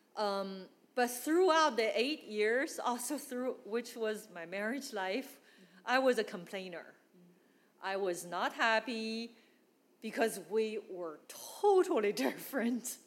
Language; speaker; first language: English; non-native, fluent; Chinese